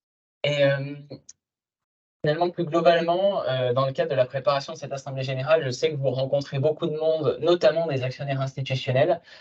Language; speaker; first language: French; native; French